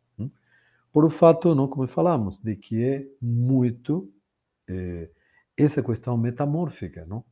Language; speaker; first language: Portuguese; non-native, fluent; Spanish